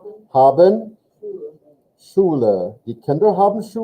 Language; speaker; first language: German; non-native, fluent; English